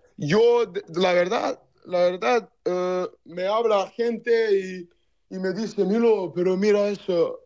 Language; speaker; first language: Spanish; non-native, learner; Serbian